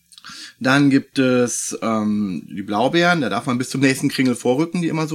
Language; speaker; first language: German; native; German